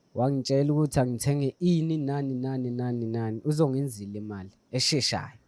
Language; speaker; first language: Zulu; native; Zulu